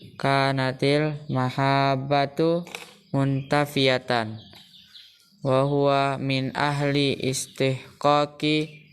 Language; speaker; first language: Arabic; non-native, learner; Indonesian